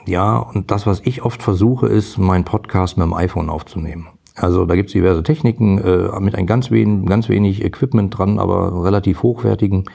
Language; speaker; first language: German; native; German